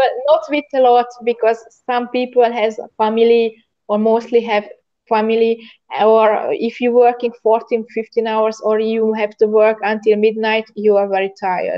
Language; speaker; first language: English; non-native, learner; Hungarian